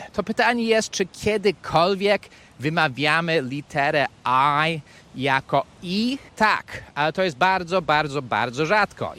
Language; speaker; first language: Polish; non-native, fluent; English